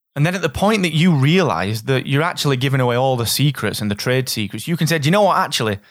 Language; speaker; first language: English; native; English